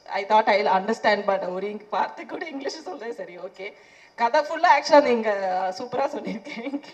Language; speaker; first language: Tamil; non-native, fluent; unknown